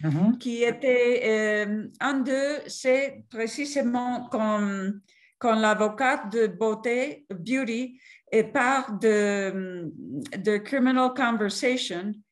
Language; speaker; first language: French; non-native, fluent; Spanish